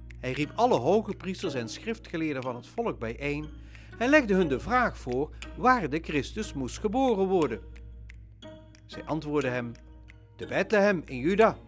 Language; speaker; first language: Dutch; native; Dutch